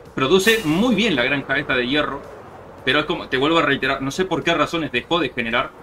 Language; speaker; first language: Spanish; native; Spanish